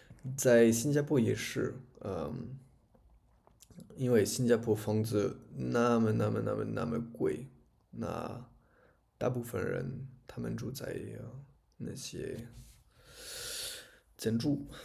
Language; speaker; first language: Chinese; non-native, learner; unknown